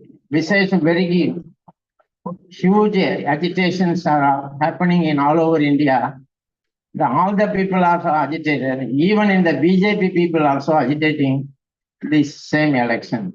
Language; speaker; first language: English; non-native, local second language; Tamil